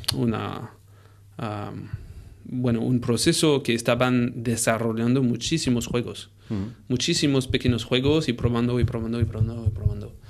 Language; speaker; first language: Spanish; non-native, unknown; French